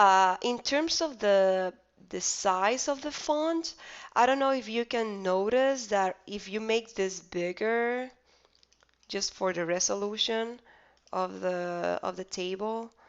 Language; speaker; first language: English; non-native, fluent; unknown